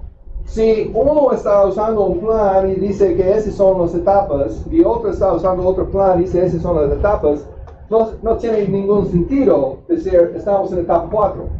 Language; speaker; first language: Spanish; non-native, fluent; English